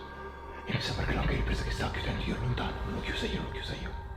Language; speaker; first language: Italian; native; Italian